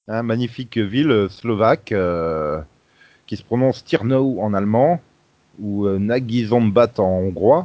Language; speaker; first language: French; native; French